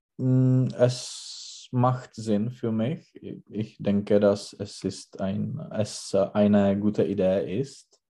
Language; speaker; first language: German; non-native, learner; Czech